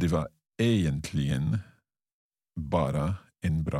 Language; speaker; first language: Swedish; non-native, learner; English